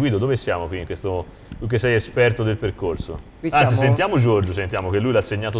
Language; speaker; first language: Italian; native; Italian